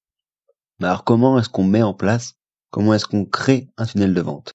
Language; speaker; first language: French; native; French